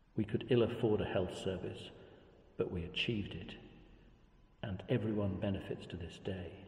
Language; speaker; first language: English; native; English